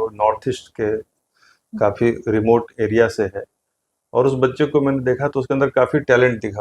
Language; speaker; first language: Hindi; native; Hindi